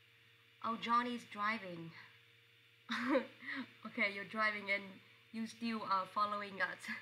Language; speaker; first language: English; non-native, fluent; Vietnamese